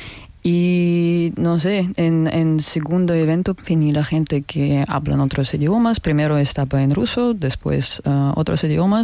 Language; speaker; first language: Spanish; non-native, learner; Russian